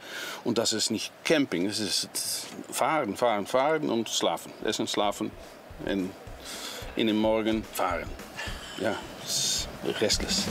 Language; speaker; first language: German; non-native, learner; Dutch